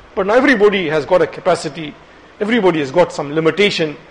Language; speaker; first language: English; native; English